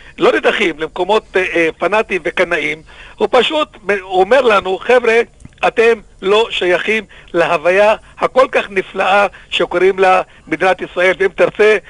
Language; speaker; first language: Hebrew; non-native, local second language; Arabic